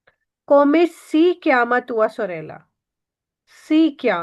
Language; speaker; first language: Italian; non-native, learner; Urdu